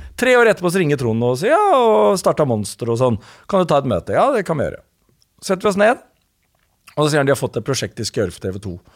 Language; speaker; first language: Norwegian; native; Norwegian